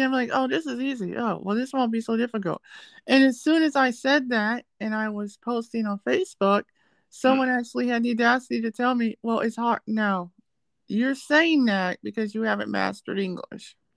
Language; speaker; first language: English; native; English